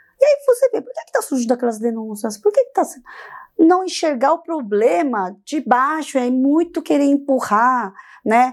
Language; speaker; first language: Portuguese; early bilingual, other home language; Korean